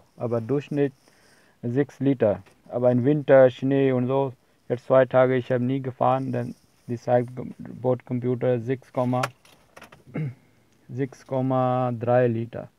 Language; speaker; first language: German; non-native, learner; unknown